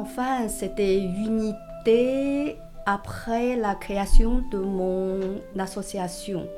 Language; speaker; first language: French; non-native, fluent; Chinese